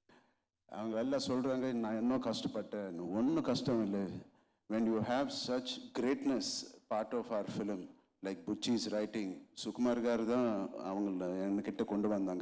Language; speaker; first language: Tamil; non-native, local second language; Telugu